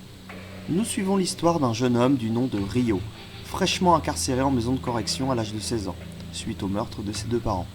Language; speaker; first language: French; native; French